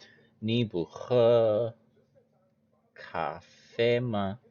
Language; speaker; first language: Chinese; non-native, learner; English